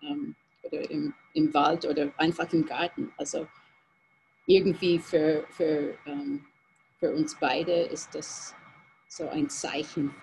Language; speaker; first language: German; non-native, fluent; English